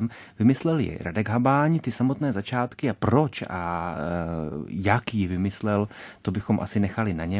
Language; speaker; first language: Czech; native; Czech